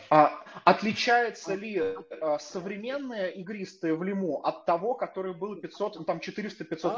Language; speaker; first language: Russian; native; Russian